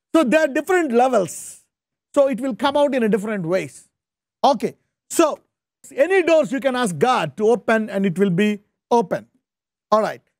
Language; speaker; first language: English; non-native, local second language; Telugu